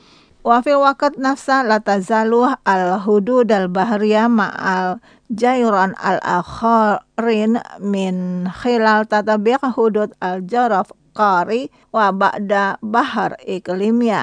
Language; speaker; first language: Arabic; non-native, learner; Indonesian